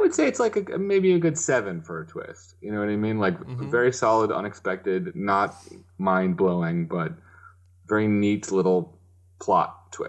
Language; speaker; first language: English; native; English